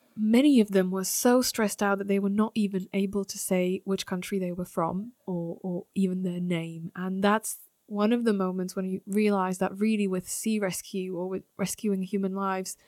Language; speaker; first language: English; non-native, fluent; Slovak